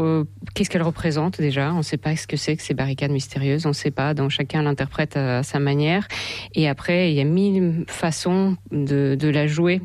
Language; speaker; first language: French; non-native, fluent; Russian